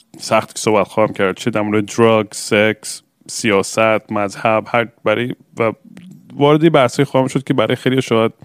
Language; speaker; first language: Persian; early bilingual, heritage; English